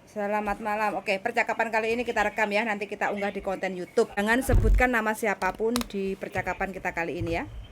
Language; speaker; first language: Indonesian; non-native, local second language; Javanese